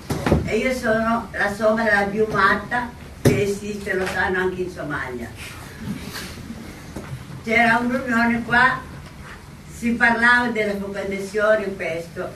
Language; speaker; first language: Italian; non-native, local second language; Somali